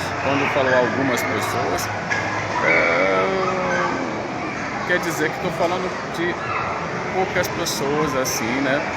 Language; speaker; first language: Portuguese; non-native, fluent; Arabic